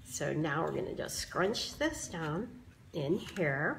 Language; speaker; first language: English; native; English